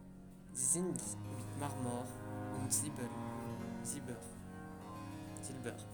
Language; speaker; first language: German; non-native, learner; French